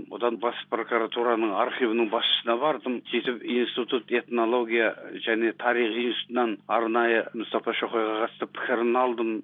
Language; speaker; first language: Kazakh; native; Kazakh